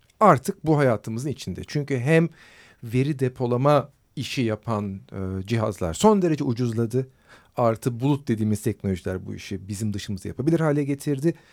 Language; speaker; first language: Turkish; native; Turkish